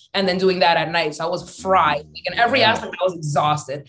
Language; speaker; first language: English; native; English